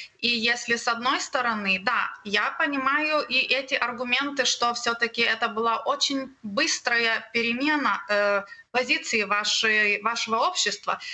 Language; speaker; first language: Russian; non-native, learner; Lithuanian